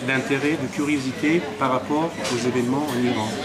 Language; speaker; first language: French; non-native, fluent; Persian